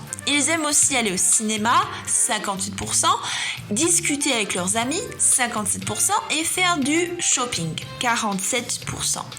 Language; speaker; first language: French; non-native, fluent; Chinese